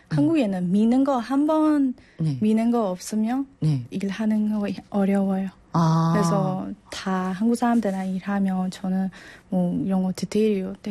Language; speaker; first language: Korean; non-native, learner; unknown